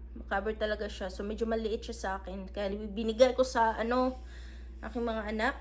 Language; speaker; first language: Filipino; non-native, local second language; Cebuano